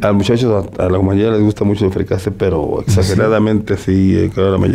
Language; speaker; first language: Spanish; native; Spanish